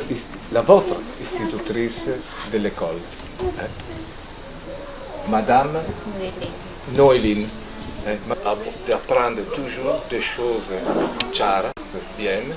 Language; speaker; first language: French; non-native, fluent; Italian